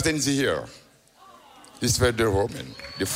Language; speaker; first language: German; non-native, learner; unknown